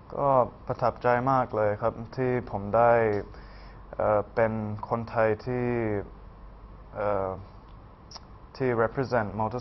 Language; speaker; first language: Thai; early bilingual, heritage; Thai